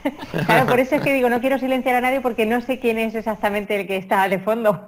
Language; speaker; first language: Spanish; native; Spanish